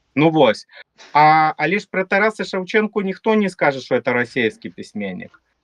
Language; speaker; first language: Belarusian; non-native, local second language; Russian